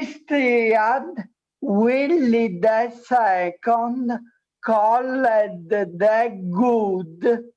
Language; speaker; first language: English; non-native, learner; Italian